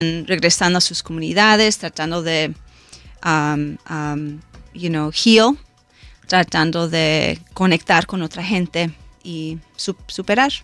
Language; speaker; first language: Spanish; early bilingual, heritage; Spanish